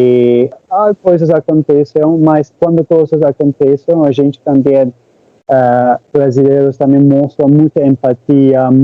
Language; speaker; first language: Portuguese; non-native, learner; Turkish